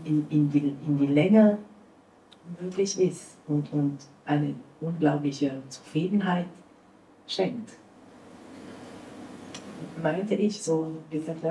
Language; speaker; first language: German; non-native, fluent; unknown